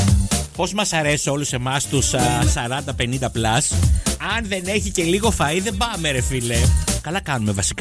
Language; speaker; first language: Greek; native; Greek